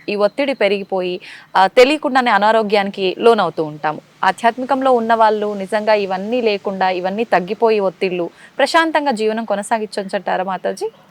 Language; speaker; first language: Telugu; native; Telugu